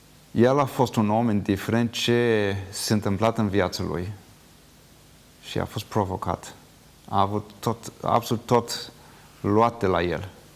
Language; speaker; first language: Romanian; non-native, fluent; English